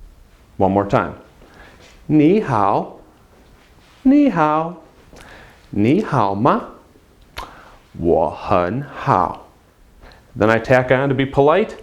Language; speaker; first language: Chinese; non-native, fluent; English